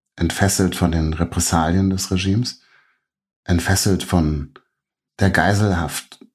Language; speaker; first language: German; native; German